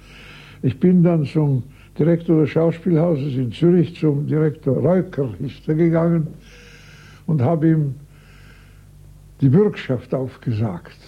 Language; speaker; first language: German; native; German